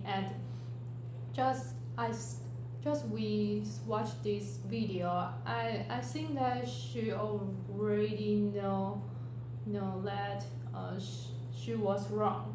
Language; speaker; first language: English; non-native, learner; Chinese